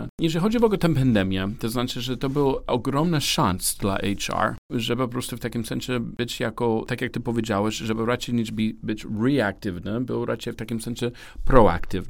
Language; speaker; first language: Polish; non-native, learner; English